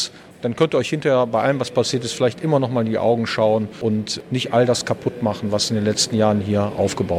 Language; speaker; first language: German; native; German